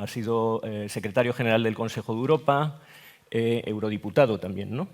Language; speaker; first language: Spanish; native; Spanish